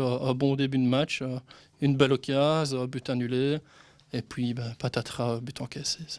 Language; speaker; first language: French; native; French